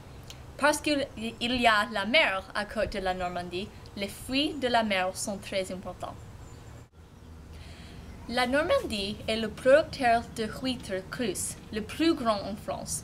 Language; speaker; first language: French; non-native, learner; English